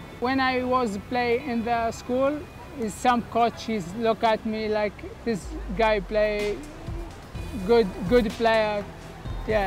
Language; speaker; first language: English; non-native, learner; Arabic